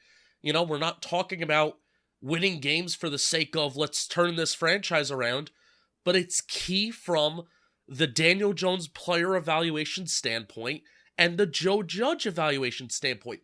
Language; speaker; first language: English; native; English